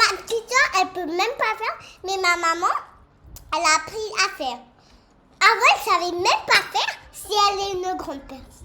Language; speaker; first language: French; early bilingual, other home language; English